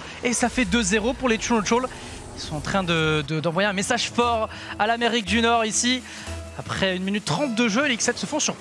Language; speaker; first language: French; native; French